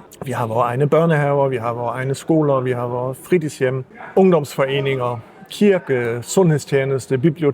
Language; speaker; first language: Danish; early bilingual, heritage; Danish